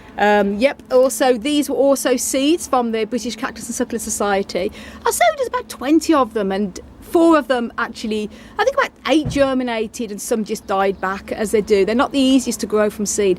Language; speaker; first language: English; native; English